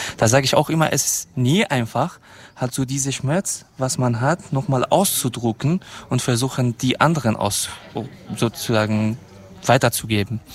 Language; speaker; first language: German; non-native, fluent; Kurdish